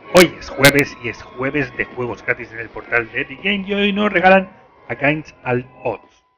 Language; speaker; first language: Spanish; native; Spanish